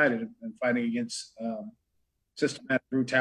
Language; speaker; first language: English; native; English